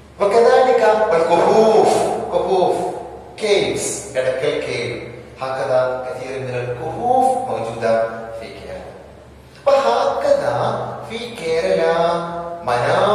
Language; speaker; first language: Arabic; non-native, fluent; Malayalam